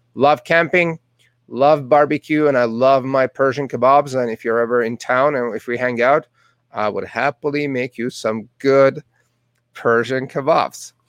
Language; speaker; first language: English; non-native, fluent; Persian